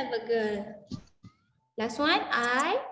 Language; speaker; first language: English; non-native, local second language; Malay